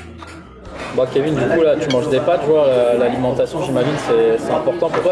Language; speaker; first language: French; native; French